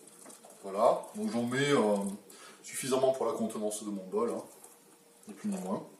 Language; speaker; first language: French; native; French